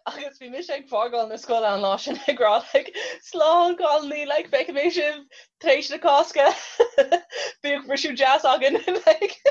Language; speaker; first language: Irish; non-native, local second language; English